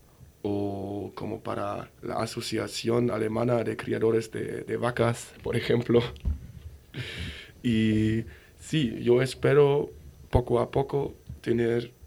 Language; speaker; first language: Spanish; non-native, fluent; German